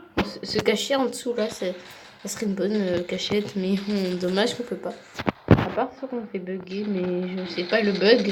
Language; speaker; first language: French; native; French